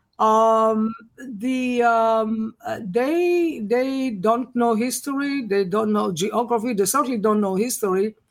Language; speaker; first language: English; non-native, fluent; Hebrew